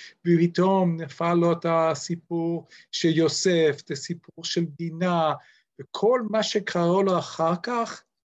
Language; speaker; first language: Hebrew; non-native, fluent; English